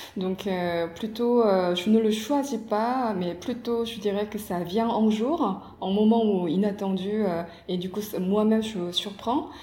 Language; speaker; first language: French; non-native, fluent; Korean